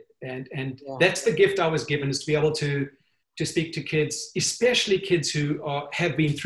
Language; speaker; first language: English; native; English